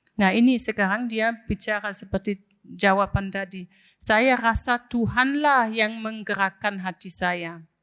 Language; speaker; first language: Indonesian; non-native, fluent; German